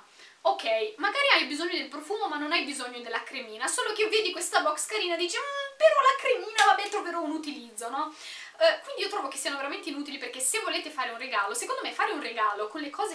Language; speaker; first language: Italian; native; Italian